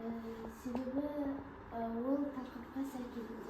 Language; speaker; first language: Kazakh; non-native, local second language; Uzbek